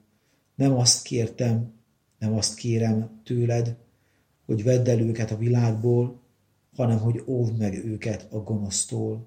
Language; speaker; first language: Hungarian; native; Hungarian